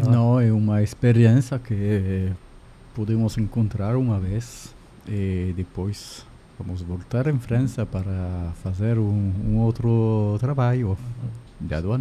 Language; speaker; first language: Portuguese; non-native, learner; French